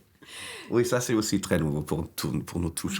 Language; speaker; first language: French; non-native, fluent; German